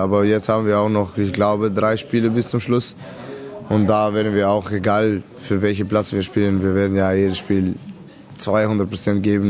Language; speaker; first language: German; non-native, fluent; Serbian